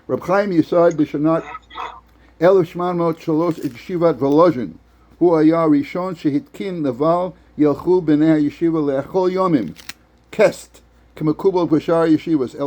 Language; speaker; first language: Hebrew; non-native, fluent; English